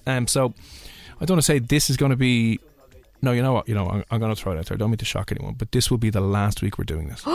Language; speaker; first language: English; native; English